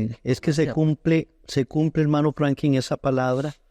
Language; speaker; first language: Spanish; native; Spanish